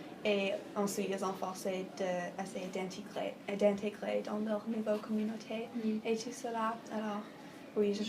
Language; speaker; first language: French; non-native, fluent; English